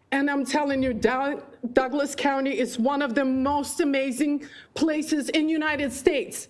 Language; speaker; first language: English; non-native, fluent; Ukrainian